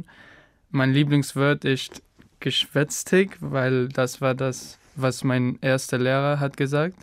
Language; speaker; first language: German; non-native, learner; Spanish